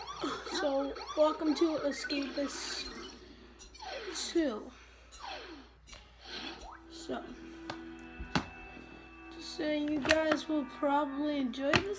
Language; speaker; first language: English; native; English